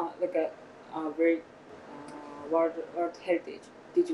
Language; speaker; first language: English; non-native, learner; Japanese